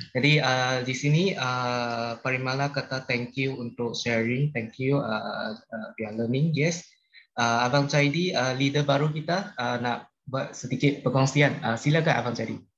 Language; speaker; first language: Malay; non-native, local second language; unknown